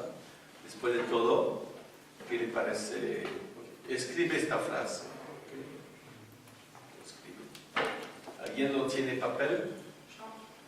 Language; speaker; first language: Spanish; non-native, fluent; French